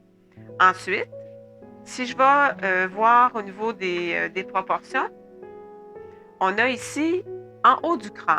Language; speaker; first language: French; native; French